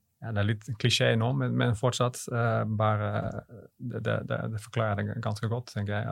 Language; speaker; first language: Norwegian; non-native, fluent; Dutch